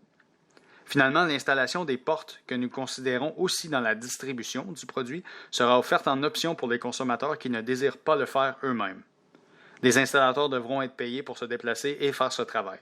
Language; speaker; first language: French; native; French